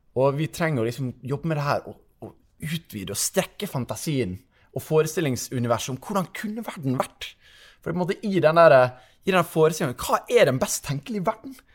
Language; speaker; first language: Norwegian; native; Norwegian